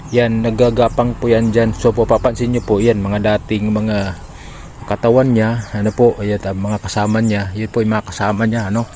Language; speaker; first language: Filipino; non-native, local second language; Cebuano